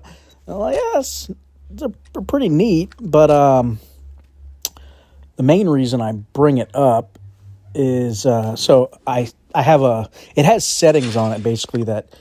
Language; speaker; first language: English; native; English